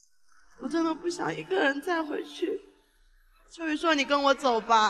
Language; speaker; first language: Chinese; non-native, fluent; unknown